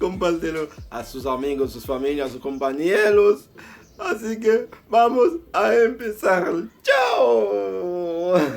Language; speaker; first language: Spanish; non-native, fluent; Haitian Creole